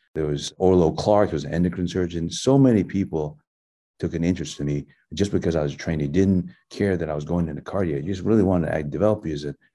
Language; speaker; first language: English; early bilingual, other home language; Min Nan Chinese